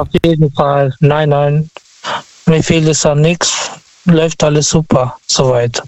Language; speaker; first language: German; non-native, fluent; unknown